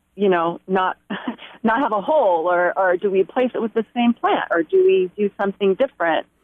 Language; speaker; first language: English; native; English